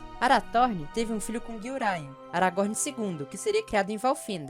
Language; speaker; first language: Portuguese; native; Portuguese